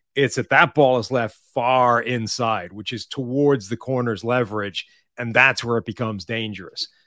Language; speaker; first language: English; native; English